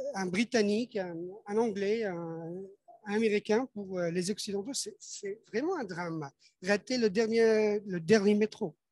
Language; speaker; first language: French; non-native, fluent; Persian